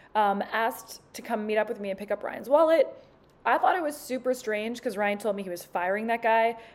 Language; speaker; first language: English; native; English